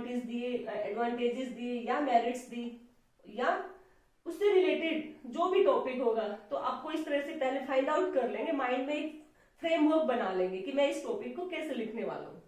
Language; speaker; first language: Hindi; native; Hindi